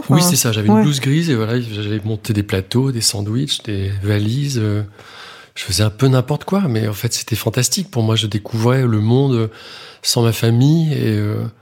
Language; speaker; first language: French; native; French